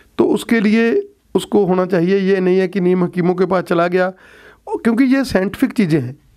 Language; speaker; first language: Hindi; non-native, local second language; Punjabi